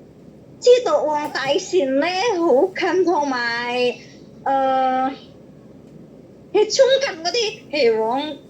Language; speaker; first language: Cantonese; non-native, fluent; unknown